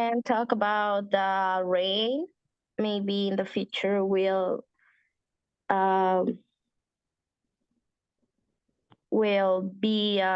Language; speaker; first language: English; non-native, learner; Spanish